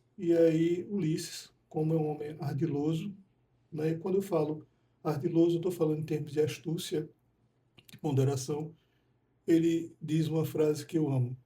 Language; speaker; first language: Portuguese; native; Portuguese